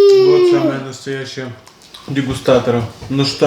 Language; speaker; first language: Russian; native; Russian